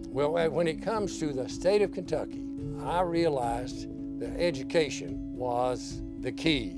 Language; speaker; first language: English; native; English